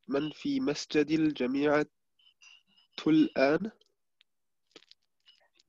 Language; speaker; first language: Arabic; non-native, learner; German